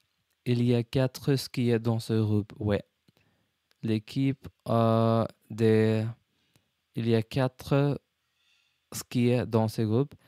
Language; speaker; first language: French; non-native, learner; English